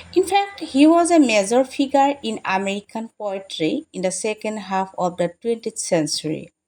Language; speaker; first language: English; non-native, local second language; Assamese